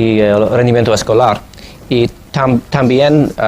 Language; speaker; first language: Spanish; non-native, fluent; English